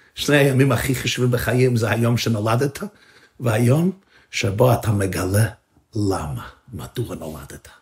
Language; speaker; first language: Hebrew; non-native, fluent; English